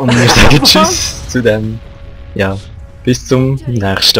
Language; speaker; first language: German; native; German